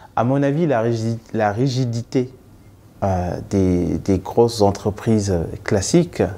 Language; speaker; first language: French; non-native, local second language; Wolof